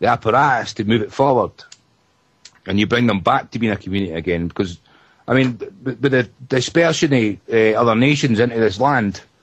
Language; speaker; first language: English; native; English